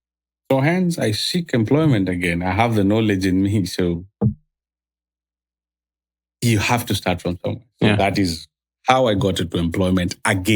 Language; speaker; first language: English; non-native, local second language; Swahili